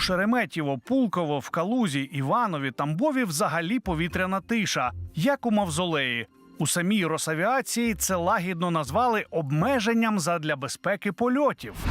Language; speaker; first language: Ukrainian; native; Ukrainian